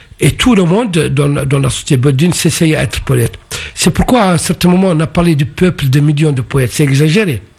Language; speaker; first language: French; non-native, local second language; Arabic